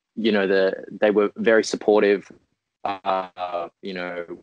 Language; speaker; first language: English; native; English